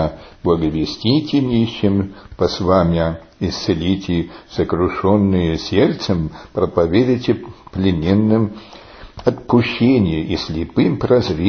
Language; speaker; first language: Russian; early bilingual, heritage; Russian